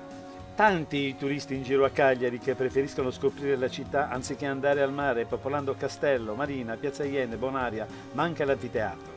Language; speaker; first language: Italian; native; Italian